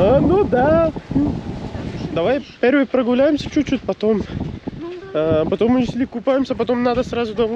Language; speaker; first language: Russian; non-native, local second language; Kyrgyz